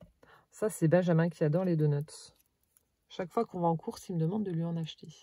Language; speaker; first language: French; native; French